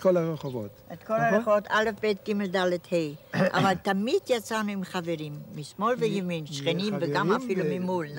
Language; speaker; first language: Hebrew; non-native, fluent; German